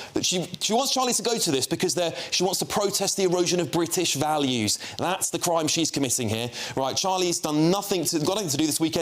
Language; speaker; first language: English; native; English